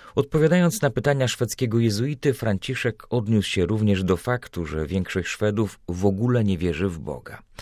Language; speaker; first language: Polish; native; Polish